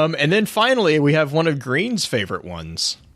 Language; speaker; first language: English; native; English